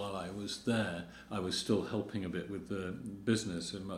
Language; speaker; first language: English; native; English